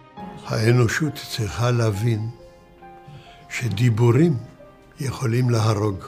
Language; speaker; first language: Hebrew; early bilingual, other home language; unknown